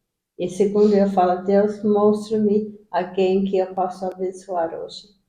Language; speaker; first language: Portuguese; non-native, fluent; English